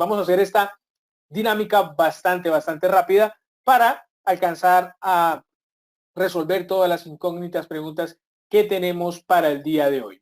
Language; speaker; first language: Spanish; native; Spanish